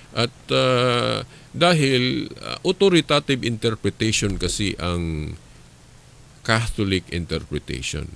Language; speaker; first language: Filipino; non-native, local second language; Cebuano